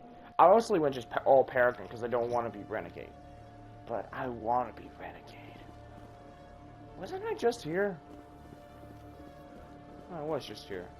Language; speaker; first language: English; native; English